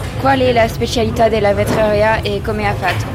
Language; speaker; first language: Italian; non-native, learner; French